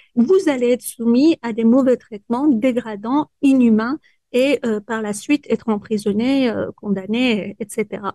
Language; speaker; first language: French; early bilingual, other home language; Persian